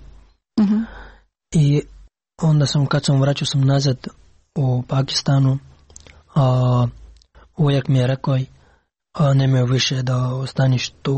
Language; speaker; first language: Serbian; non-native, learner; Pashto